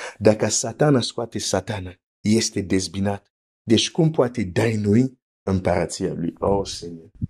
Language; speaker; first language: Romanian; native; Romanian